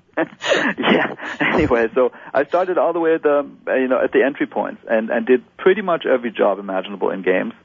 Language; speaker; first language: English; non-native, fluent; German